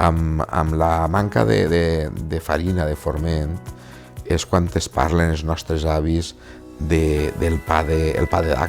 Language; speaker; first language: Catalan; native; Catalan